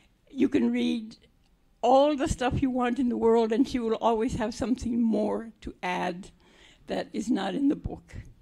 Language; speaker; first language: English; native; English